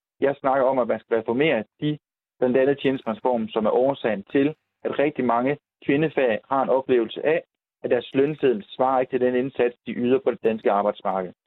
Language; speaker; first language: Danish; native; Danish